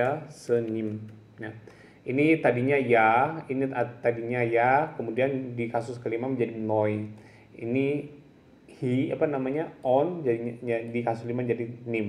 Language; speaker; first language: Indonesian; non-native, local second language; Javanese